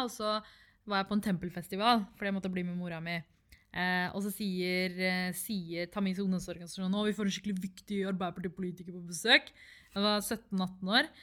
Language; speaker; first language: Norwegian; early bilingual, other home language; Tamil